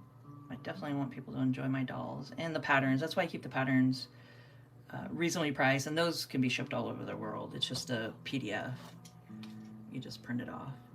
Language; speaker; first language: English; native; English